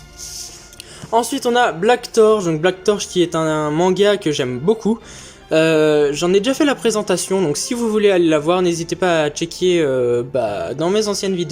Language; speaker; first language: French; native; French